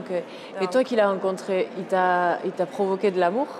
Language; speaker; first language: French; native; French